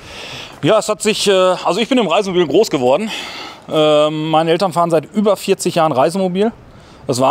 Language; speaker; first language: German; native; German